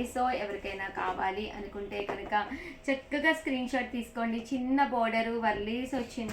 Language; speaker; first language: Telugu; native; Telugu